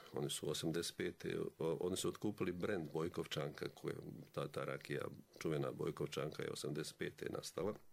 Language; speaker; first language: Bosnian; native; Bosnian